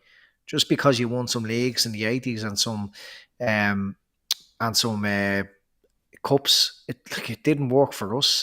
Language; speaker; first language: English; native; English